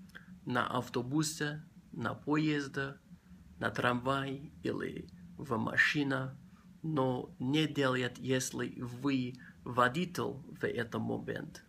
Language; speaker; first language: Russian; non-native, learner; English